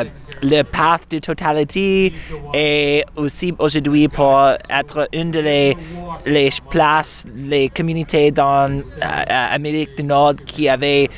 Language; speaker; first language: French; non-native, local second language; English